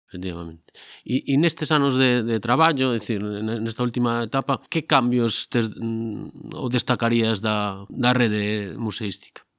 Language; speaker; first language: Galician; native; Galician